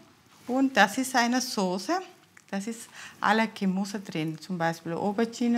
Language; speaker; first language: German; non-native, learner; Tamil